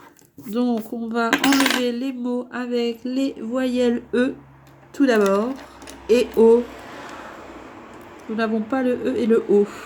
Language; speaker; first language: French; native; French